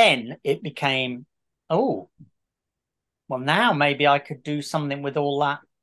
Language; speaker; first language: English; native; English